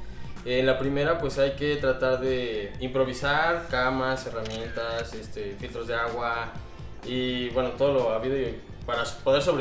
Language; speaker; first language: Spanish; native; Spanish